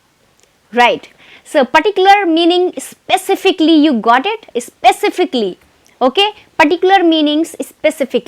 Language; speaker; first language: English; non-native, fluent; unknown